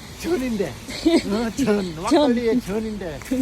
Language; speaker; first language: Korean; native; Korean